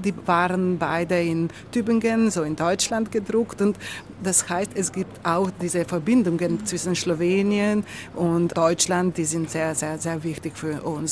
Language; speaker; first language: German; non-native, learner; Slovenian